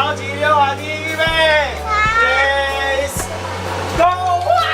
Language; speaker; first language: Chinese; native; Chinese